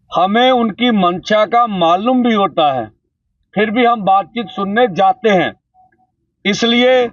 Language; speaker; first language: Hindi; non-native, local second language; Punjabi